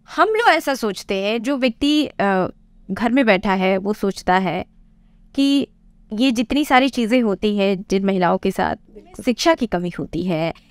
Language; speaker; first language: Hindi; native; Hindi